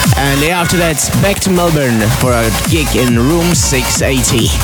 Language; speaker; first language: English; non-native, fluent; Slovak